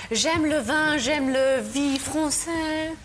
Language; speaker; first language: French; non-native, learner; German